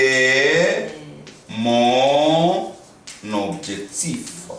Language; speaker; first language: French; non-native, fluent; Korean